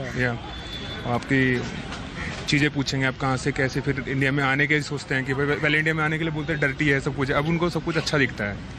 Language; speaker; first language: Hindi; native; Hindi